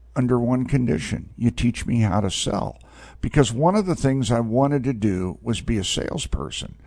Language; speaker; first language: English; native; English